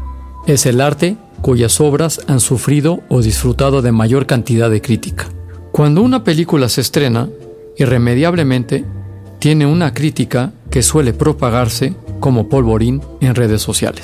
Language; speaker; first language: Spanish; native; Spanish